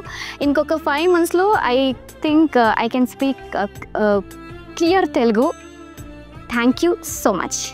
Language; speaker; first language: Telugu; non-native, learner; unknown